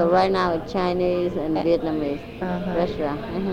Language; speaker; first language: English; non-native, learner; Vietnamese